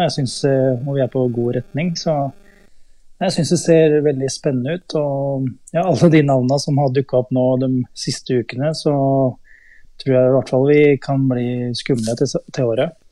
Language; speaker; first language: Norwegian; native; Norwegian